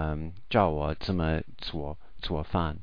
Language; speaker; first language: Chinese; non-native, learner; English